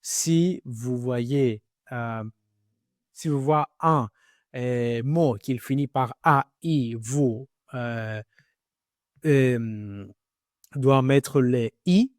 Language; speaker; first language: French; non-native, learner; Greek